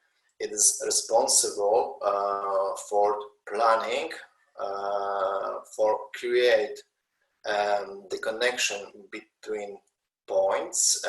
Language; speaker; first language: English; non-native, learner; Polish